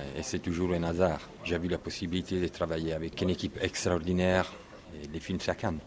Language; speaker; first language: French; non-native, learner; Italian